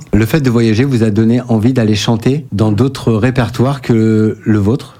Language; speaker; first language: French; native; French